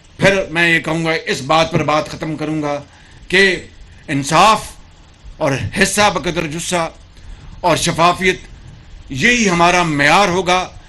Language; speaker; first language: Urdu; non-native, local second language; Punjabi